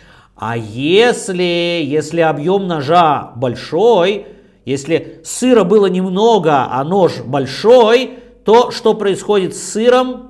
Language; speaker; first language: Russian; native; Russian